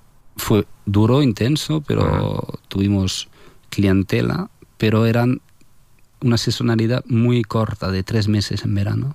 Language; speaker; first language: Spanish; non-native, fluent; French